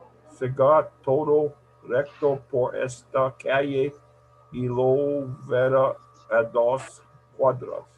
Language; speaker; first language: Spanish; non-native, learner; English